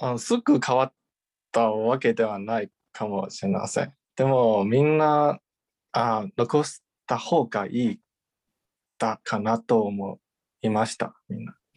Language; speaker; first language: Japanese; non-native, learner; Chinese